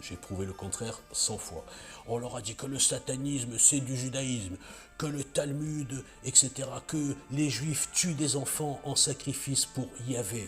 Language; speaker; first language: French; native; French